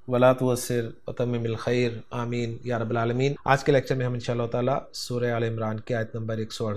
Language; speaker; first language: Urdu; native; Urdu